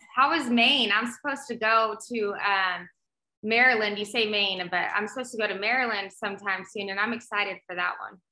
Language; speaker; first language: English; native; English